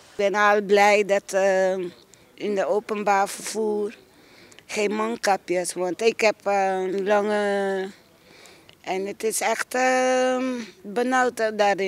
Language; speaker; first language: Dutch; non-native, learner; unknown